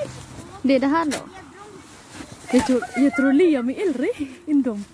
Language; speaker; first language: Swedish; non-native, learner; Cebuano